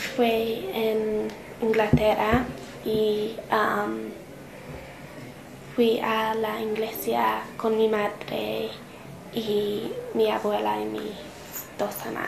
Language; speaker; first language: Spanish; non-native, learner; English